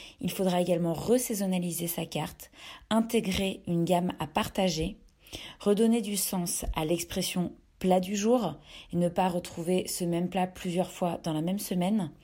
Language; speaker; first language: French; native; French